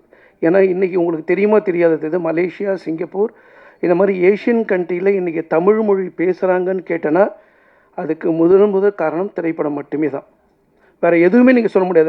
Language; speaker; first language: Tamil; native; Tamil